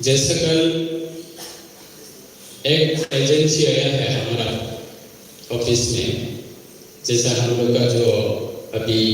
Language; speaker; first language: Hindi; non-native, local second language; Kok Borok